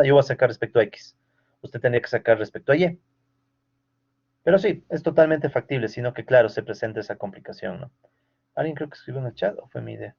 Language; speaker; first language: Spanish; native; Spanish